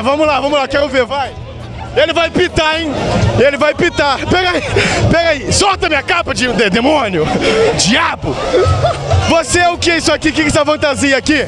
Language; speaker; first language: Portuguese; native; Portuguese